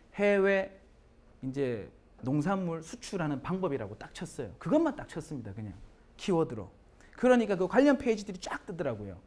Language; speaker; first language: Korean; native; Korean